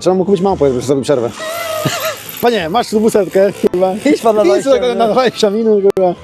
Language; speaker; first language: Polish; native; Polish